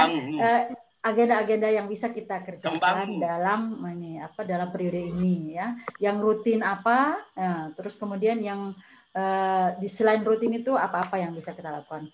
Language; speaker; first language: Indonesian; native; Indonesian